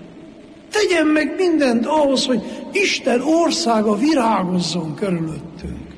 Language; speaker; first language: Hungarian; native; Hungarian